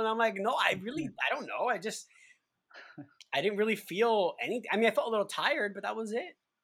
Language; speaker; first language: English; non-native, fluent; Spanish